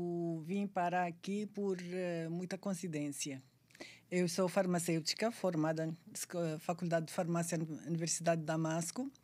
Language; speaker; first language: Portuguese; non-native, fluent; Arabic